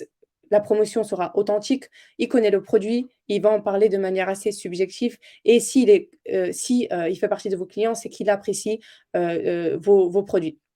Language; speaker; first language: French; native; French